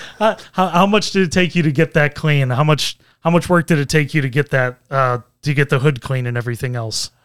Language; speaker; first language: English; native; English